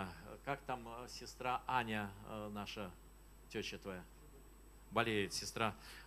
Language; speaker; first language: Russian; native; Russian